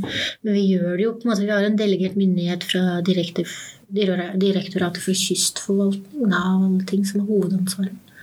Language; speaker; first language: Norwegian; native; Norwegian